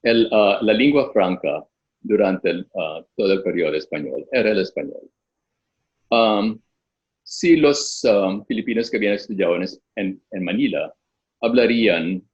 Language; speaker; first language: Spanish; non-native, fluent; Filipino